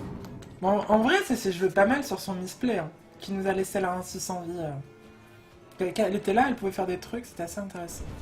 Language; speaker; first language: French; native; French